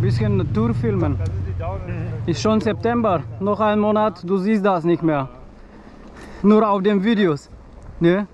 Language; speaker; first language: German; non-native, learner; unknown